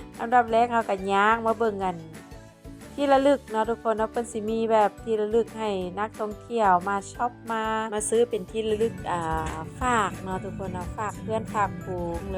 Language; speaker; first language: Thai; non-native, local second language; Lao